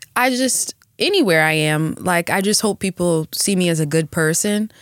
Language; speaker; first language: English; native; English